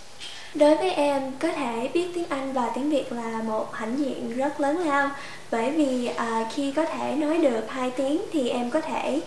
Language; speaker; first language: Vietnamese; early bilingual, heritage; Vietnamese